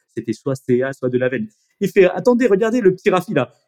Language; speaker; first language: French; native; French